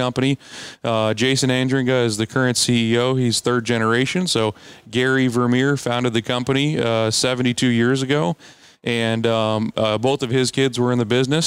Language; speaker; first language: English; native; English